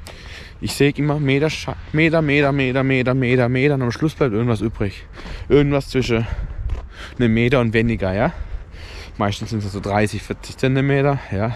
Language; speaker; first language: German; native; German